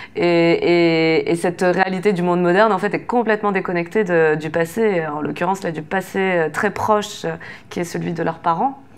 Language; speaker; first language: French; native; French